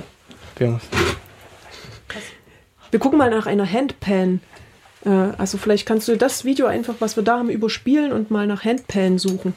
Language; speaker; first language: German; native; German